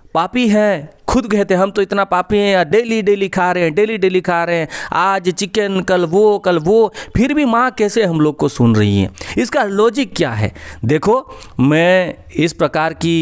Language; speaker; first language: Hindi; non-native, local second language; Odia